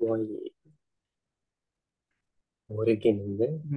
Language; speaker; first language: Korean; non-native, learner; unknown